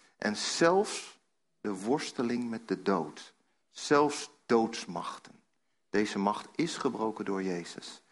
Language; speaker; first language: Dutch; native; Dutch